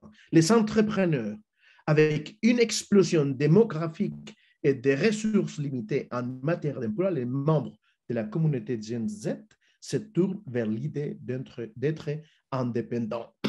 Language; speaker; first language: French; non-native, fluent; Spanish